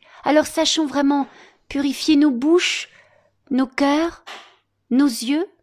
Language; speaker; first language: French; native; French